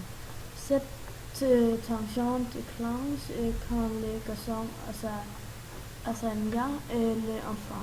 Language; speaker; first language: French; non-native, learner; German